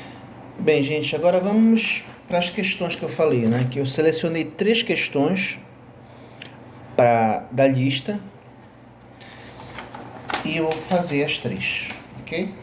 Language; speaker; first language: Portuguese; native; Portuguese